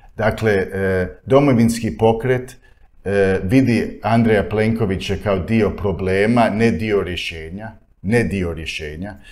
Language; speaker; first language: Croatian; early bilingual, heritage; Croatian